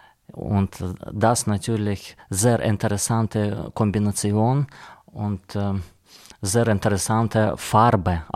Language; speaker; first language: German; non-native, learner; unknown